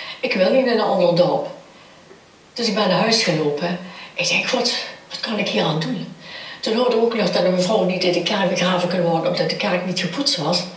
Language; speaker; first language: Dutch; native; Dutch